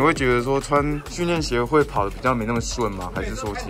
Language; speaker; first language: Chinese; native; Chinese